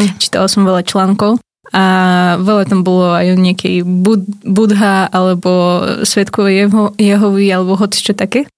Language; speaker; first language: Slovak; early bilingual, other home language; Ukrainian